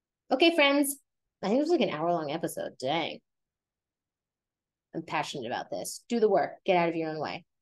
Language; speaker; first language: English; native; English